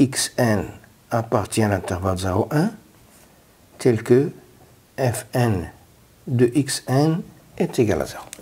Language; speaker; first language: French; non-native, local second language; Arabic